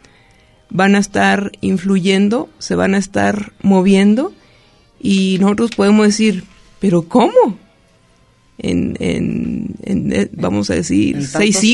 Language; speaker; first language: Spanish; native; Spanish